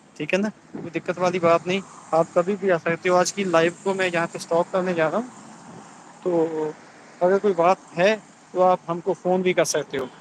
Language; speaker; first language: Hindi; non-native, local second language; Punjabi